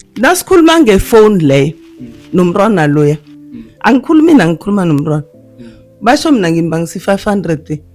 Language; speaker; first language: Zulu; non-native, local second language; South Ndebele